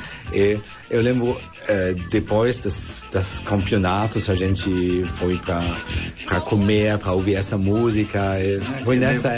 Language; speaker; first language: Portuguese; non-native, fluent; German